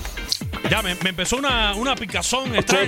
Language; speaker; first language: Spanish; native; Spanish